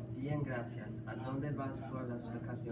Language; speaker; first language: Spanish; non-native, learner; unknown